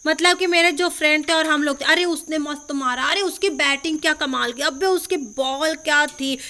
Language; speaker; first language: Hindi; non-native, local second language; Marathi